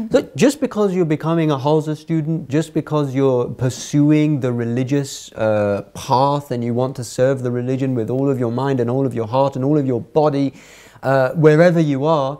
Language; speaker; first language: English; native; English